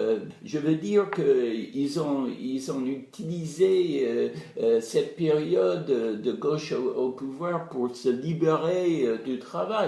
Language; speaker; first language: French; non-native, fluent; English